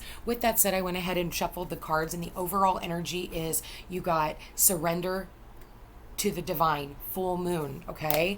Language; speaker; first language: English; native; English